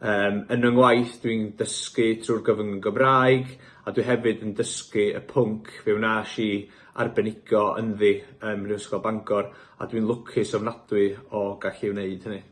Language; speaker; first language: Welsh; native; Welsh